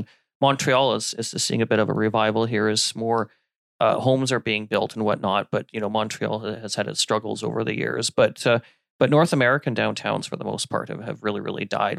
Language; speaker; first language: English; native; English